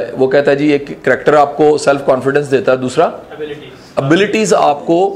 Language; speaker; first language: Urdu; non-native, local second language; Punjabi